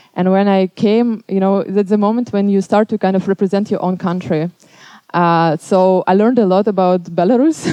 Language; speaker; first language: English; non-native, fluent; Belarusian